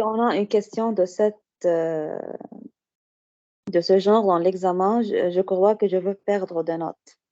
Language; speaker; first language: French; non-native, learner; Arabic